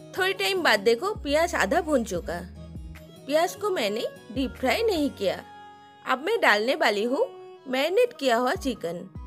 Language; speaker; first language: Hindi; non-native, local second language; Bangla